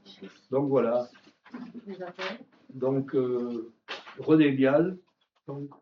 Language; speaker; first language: French; native; French